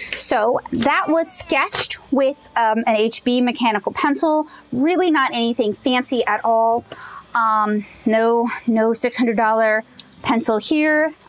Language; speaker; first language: English; native; English